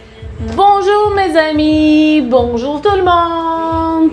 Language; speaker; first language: French; non-native, fluent; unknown